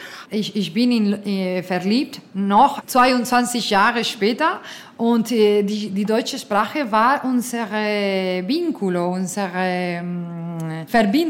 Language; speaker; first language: German; non-native, fluent; Spanish